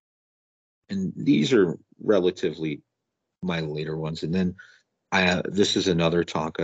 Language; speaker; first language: English; native; English